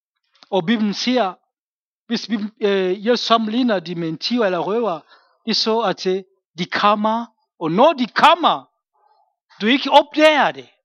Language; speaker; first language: Danish; non-native, fluent; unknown